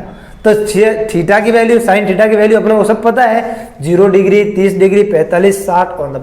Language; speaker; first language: Hindi; native; Hindi